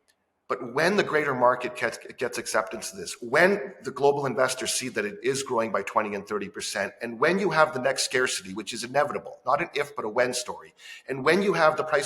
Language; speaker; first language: English; native; English